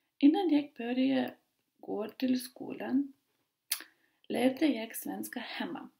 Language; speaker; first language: Swedish; non-native, learner; Lithuanian